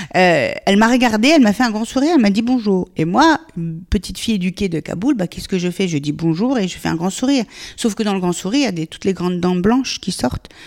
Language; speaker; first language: French; early bilingual, other home language; Persian